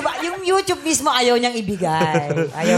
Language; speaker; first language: Filipino; native; Filipino